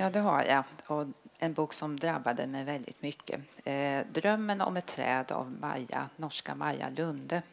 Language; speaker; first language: Swedish; native; Swedish